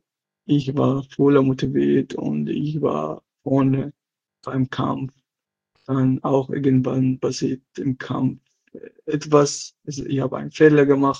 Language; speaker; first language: German; non-native, learner; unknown